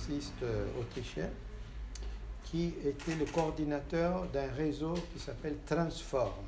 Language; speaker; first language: French; non-native, fluent; Portuguese